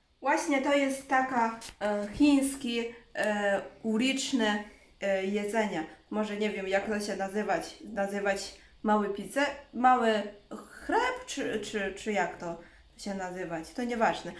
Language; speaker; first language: Polish; non-native, learner; Chinese